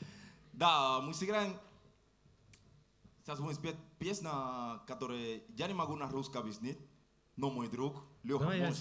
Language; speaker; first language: Russian; non-native, learner; Spanish